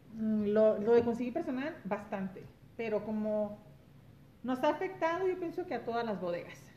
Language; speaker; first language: Spanish; early bilingual, heritage; Spanish